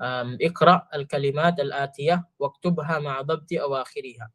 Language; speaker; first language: Arabic; non-native, fluent; Filipino